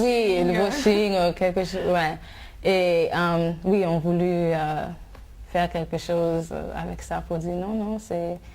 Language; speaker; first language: French; non-native, fluent; English